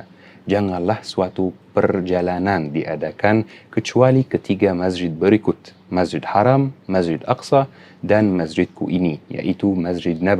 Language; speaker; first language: Indonesian; non-native, fluent; Arabic